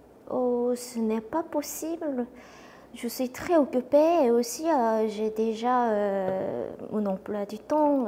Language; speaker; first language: French; non-native, fluent; Korean